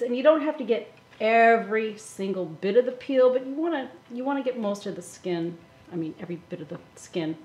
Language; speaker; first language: English; native; English